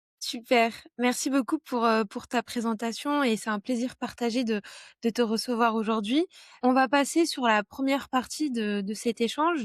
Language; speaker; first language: French; early bilingual, other home language; Arabic